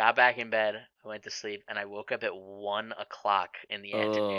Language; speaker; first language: English; native; English